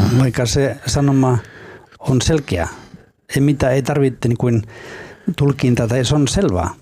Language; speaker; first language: Finnish; non-native, fluent; Spanish